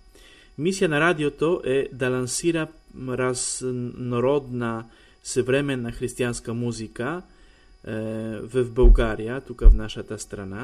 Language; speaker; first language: Bulgarian; non-native, fluent; Polish